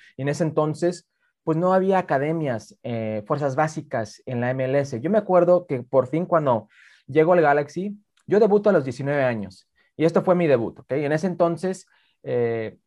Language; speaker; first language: Spanish; early bilingual, heritage; Spanish